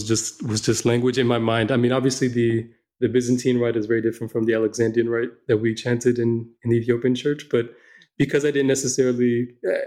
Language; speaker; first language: English; non-native, local second language; Amharic